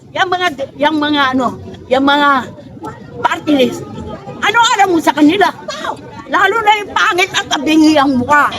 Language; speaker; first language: Filipino; non-native, local second language; Iloko